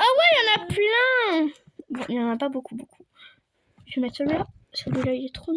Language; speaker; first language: French; native; French